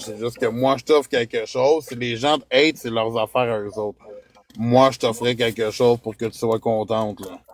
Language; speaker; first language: French; native; French